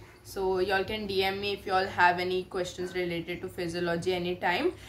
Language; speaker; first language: English; non-native, local second language; Hindi